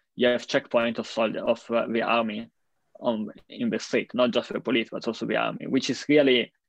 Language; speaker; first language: English; non-native, fluent; Italian